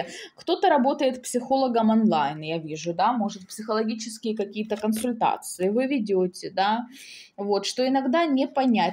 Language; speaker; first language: Russian; native; Russian